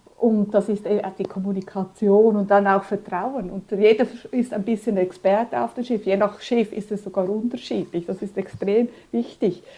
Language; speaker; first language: German; early bilingual, other home language; Spanish